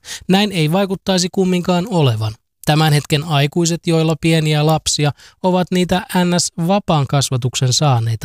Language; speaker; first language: Finnish; native; Finnish